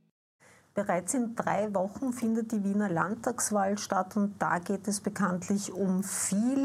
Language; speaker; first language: German; native; German